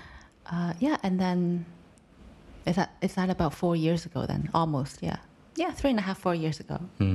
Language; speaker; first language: English; non-native, local second language; Cantonese